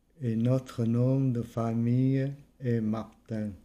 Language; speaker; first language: French; non-native, fluent; Vietnamese